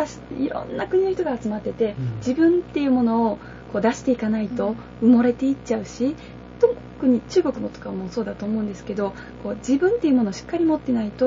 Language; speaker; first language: Japanese; native; Japanese